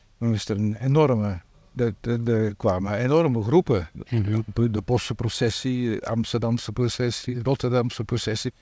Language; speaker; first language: Dutch; native; Dutch